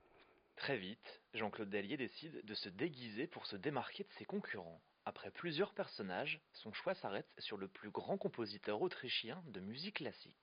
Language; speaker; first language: French; native; French